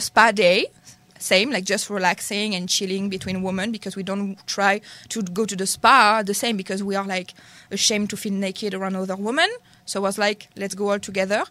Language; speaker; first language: English; non-native, learner; French